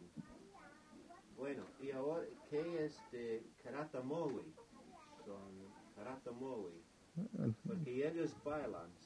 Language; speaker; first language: Spanish; non-native, fluent; English